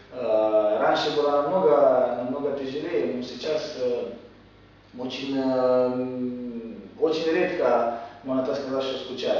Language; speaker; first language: Russian; non-native, fluent; Romanian